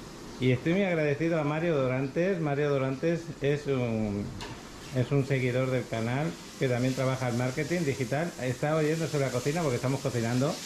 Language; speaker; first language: Spanish; native; Spanish